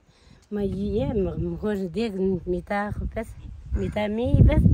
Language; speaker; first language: Spanish; non-native, local second language; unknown